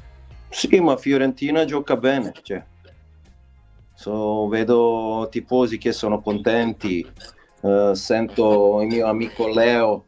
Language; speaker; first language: Italian; non-native, fluent; Serbian